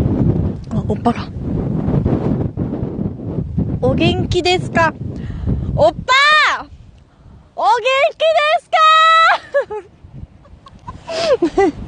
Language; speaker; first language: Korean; non-native, learner; Japanese